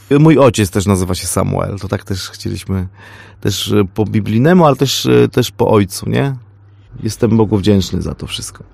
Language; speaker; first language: Polish; non-native, fluent; Armenian